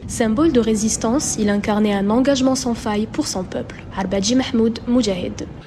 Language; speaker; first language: French; non-native, local second language; Arabic